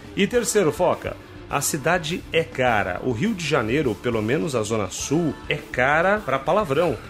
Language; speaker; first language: Portuguese; native; Portuguese